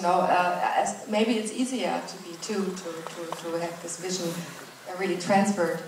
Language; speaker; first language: English; non-native, fluent; German